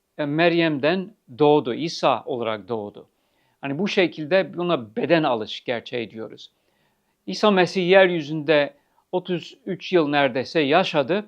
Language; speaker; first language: Turkish; non-native, fluent; English